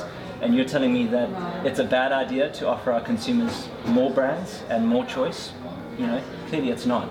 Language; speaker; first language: English; native; English